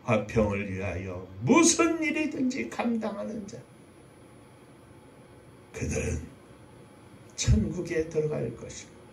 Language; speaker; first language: Korean; native; Korean